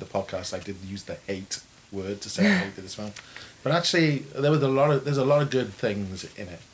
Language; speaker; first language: English; native; English